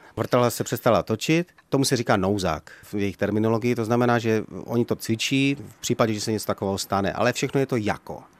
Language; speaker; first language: Czech; native; Czech